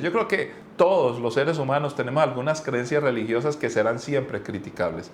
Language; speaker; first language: Spanish; native; Spanish